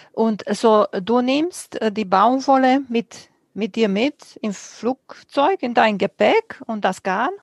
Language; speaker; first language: German; non-native, fluent; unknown